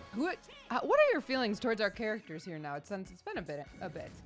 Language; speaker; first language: English; native; English